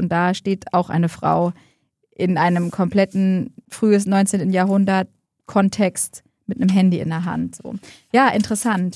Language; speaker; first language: German; native; German